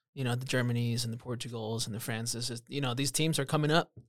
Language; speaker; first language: English; early bilingual, other home language; Spanish